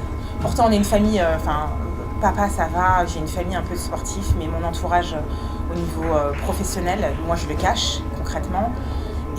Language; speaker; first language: French; native; French